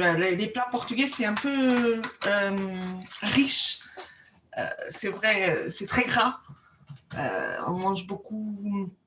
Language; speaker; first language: French; non-native, fluent; Portuguese